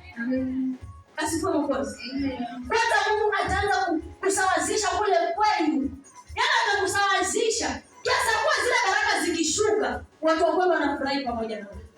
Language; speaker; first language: Swahili; non-native, local second language; Kamba